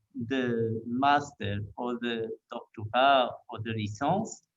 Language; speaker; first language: French; non-native, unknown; Portuguese